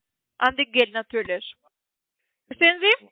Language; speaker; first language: German; non-native, learner; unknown